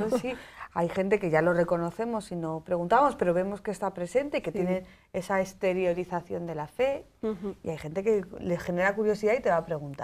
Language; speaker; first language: Spanish; native; Spanish